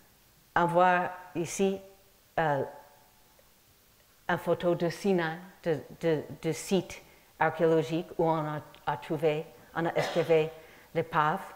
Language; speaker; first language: French; non-native, fluent; English